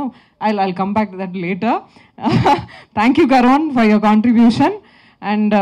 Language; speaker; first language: Telugu; non-native, local second language; Tamil